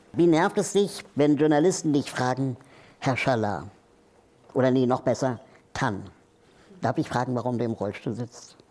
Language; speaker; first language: German; native; German